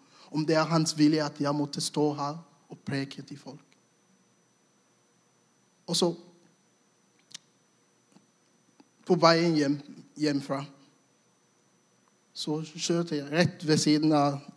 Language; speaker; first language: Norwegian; non-native, fluent; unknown